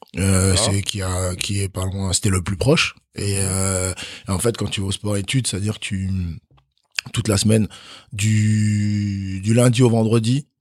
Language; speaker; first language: French; early bilingual, other home language; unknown